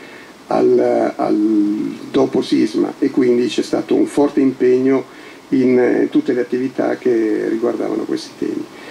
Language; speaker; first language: Italian; native; Italian